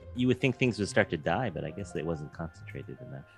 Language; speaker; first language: English; native; English